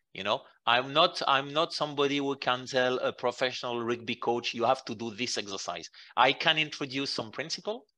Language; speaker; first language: English; non-native, fluent; French